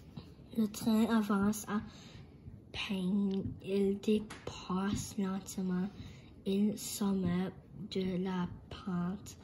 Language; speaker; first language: French; non-native, learner; English